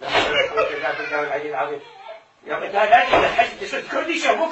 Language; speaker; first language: Arabic; native; Arabic